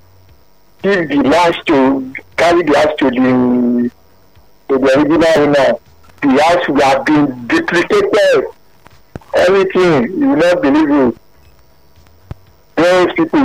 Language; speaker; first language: English; non-native, local second language; Yoruba